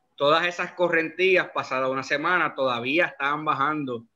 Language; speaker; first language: Spanish; native; Spanish